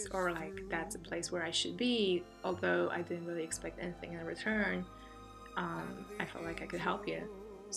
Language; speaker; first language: English; non-native, fluent; Polish